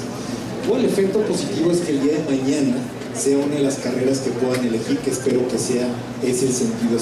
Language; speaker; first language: Spanish; native; Spanish